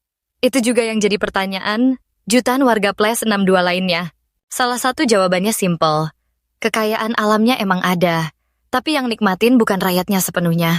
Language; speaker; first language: Indonesian; native; Indonesian